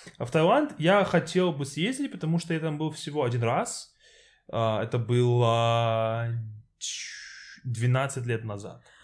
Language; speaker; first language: Russian; native; Russian